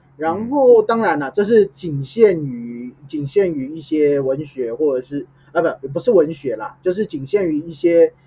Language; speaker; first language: Chinese; native; Chinese